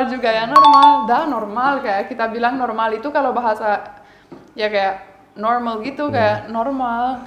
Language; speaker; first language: Indonesian; non-native, fluent; Romanian